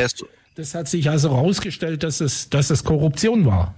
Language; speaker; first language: German; native; German